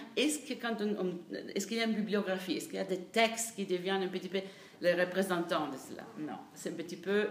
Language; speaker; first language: French; non-native, fluent; Italian